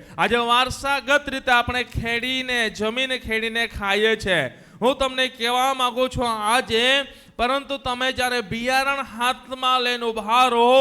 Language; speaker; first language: Gujarati; non-native, local second language; Gamit